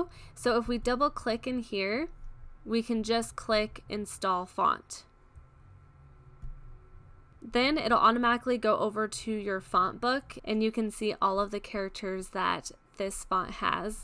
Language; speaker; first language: English; native; English